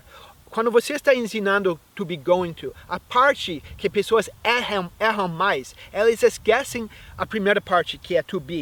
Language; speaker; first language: Portuguese; non-native, fluent; English